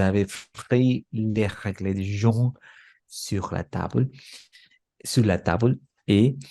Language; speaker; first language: French; non-native, learner; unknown